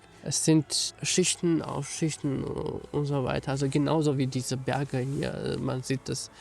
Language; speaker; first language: German; non-native, fluent; Armenian